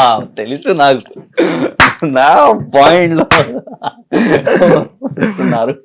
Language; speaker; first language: Telugu; non-native, learner; Hindi